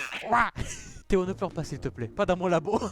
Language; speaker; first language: French; native; French